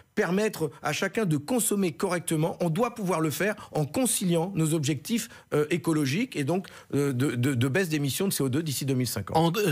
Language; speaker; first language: French; native; French